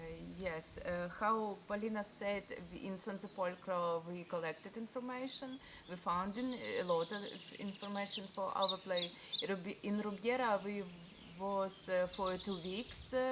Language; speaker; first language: English; non-native, learner; Ukrainian